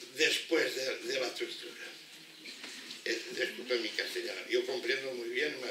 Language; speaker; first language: Spanish; non-native, fluent; Portuguese